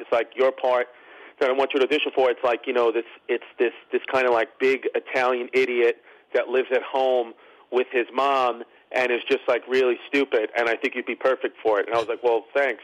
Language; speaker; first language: English; native; English